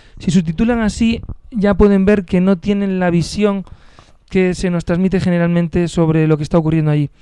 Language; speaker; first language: Spanish; native; Spanish